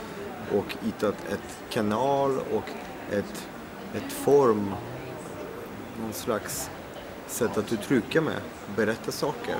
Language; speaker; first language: Swedish; non-native, fluent; French